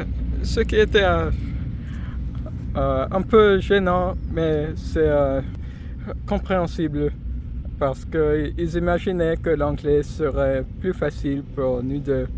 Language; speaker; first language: French; non-native, fluent; English